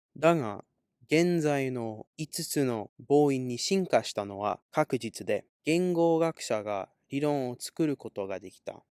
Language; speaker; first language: Japanese; non-native, learner; English